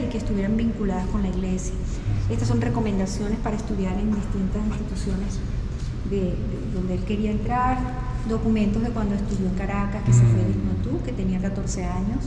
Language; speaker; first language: Spanish; native; Spanish